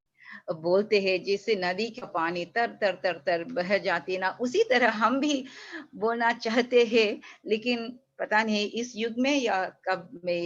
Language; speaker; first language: Hindi; non-native, fluent; English